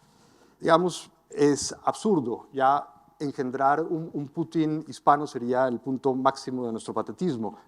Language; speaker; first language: Spanish; native; Spanish